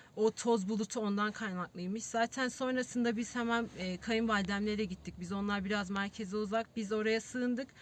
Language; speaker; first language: Turkish; native; Turkish